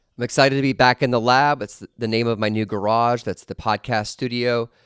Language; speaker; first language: English; native; English